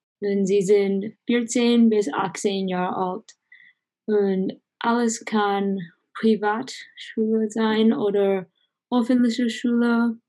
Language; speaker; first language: German; non-native, learner; English